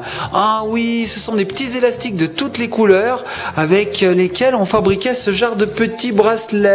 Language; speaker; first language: French; native; French